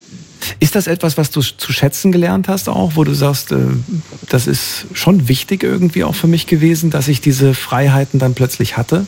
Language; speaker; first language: German; native; German